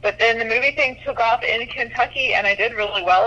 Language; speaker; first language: English; native; English